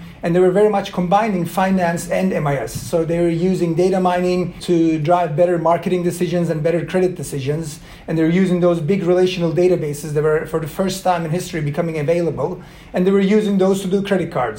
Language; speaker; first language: English; non-native, fluent; Swedish